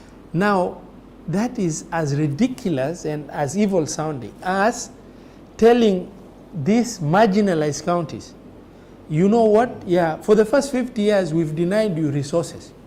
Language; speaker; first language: English; non-native, local second language; Somali